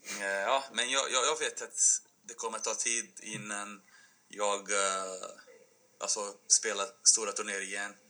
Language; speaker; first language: Swedish; non-native, fluent; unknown